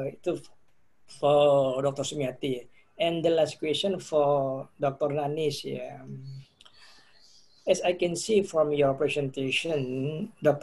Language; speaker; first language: English; non-native, fluent; Indonesian